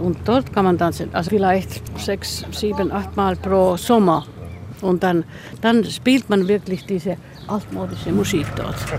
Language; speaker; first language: German; non-native, fluent; Finnish